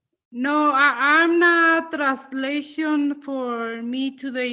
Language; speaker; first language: English; non-native, learner; Spanish